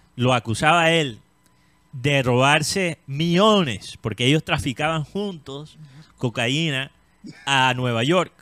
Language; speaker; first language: Spanish; native; Spanish